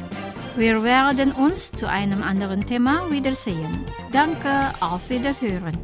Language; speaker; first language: German; non-native, fluent; Indonesian